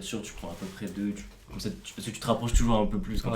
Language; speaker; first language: French; native; French